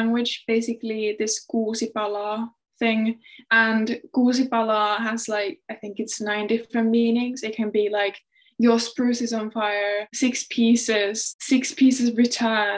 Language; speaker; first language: English; non-native, fluent; Finnish